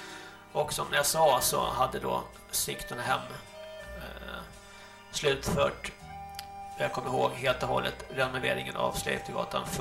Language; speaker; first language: Swedish; native; Swedish